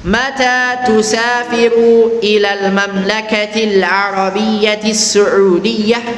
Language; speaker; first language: Arabic; non-native, fluent; Indonesian